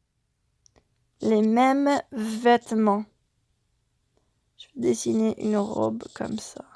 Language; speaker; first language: French; non-native, fluent; Spanish